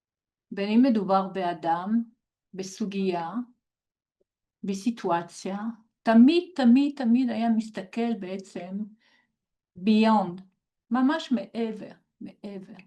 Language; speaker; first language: Hebrew; non-native, fluent; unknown